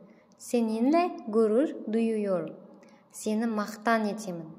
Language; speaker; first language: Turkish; non-native, fluent; Kazakh